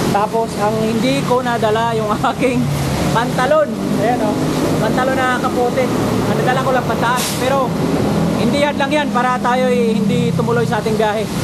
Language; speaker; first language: Filipino; non-native, local second language; Cebuano